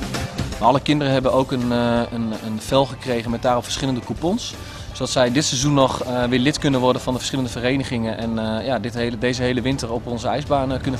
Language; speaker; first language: Dutch; native; Dutch